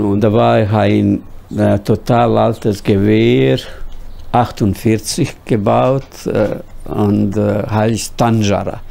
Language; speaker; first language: German; non-native, fluent; Bosnian